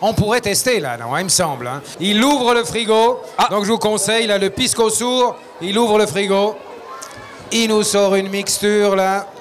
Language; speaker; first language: French; native; French